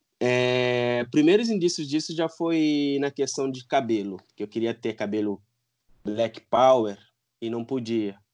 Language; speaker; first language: Portuguese; non-native, local second language; Upper Guinea Crioulo